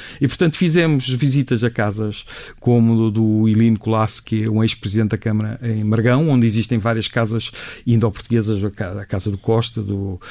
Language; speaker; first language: Portuguese; native; Portuguese